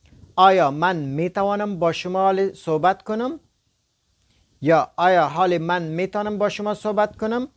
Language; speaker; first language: Persian; non-native, local second language; Pashto